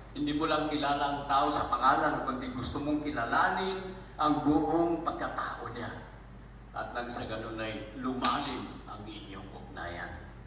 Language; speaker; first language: Filipino; native; Filipino